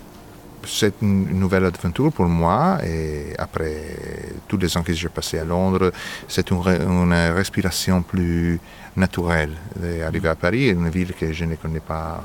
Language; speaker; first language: French; non-native, fluent; Italian